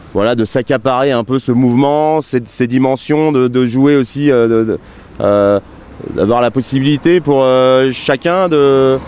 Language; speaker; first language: French; native; French